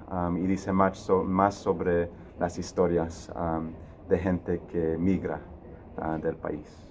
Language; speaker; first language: Spanish; early bilingual, heritage; Spanish